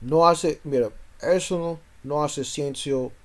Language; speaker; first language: Spanish; non-native, learner; English